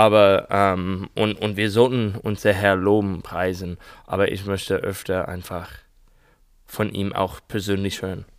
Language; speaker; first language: German; non-native, learner; English